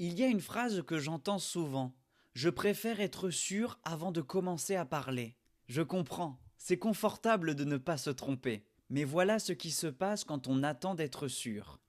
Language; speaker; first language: French; native; French